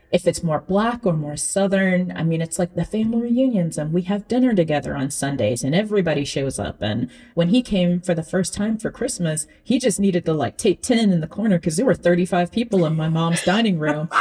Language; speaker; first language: English; early bilingual, other home language; Akan